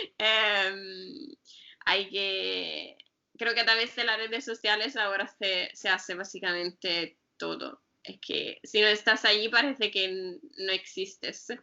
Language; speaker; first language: Spanish; non-native, fluent; Italian